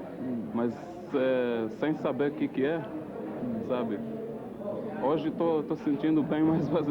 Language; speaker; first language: Portuguese; early bilingual, heritage; Portuguese